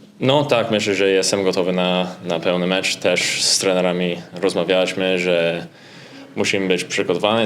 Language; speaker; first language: Polish; early bilingual, heritage; Polish